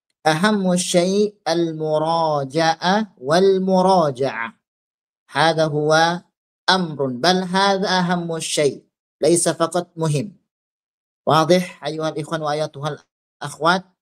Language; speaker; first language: Arabic; non-native, fluent; Indonesian